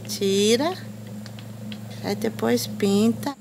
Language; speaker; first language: Portuguese; non-native, local second language; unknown